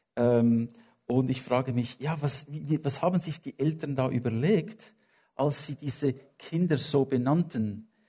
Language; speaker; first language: German; non-native, fluent; English